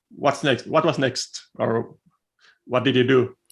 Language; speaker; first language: English; non-native, fluent; Finnish